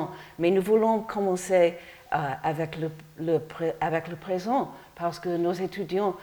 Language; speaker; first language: French; non-native, learner; English